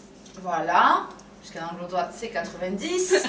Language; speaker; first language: French; native; French